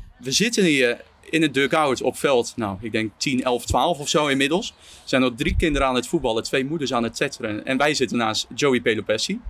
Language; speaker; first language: Dutch; native; Dutch